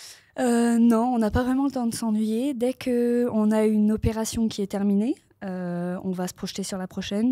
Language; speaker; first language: French; native; French